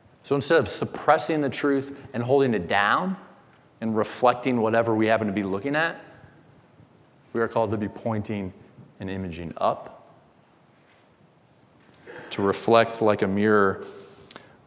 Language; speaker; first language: English; native; English